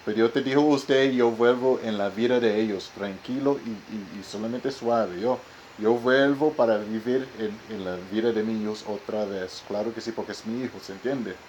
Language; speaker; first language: Spanish; non-native, learner; English